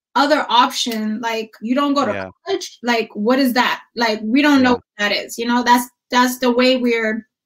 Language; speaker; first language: English; non-native, fluent; Amharic